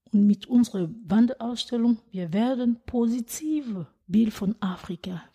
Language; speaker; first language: German; non-native, fluent; French